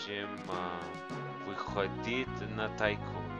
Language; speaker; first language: Russian; non-native, learner; English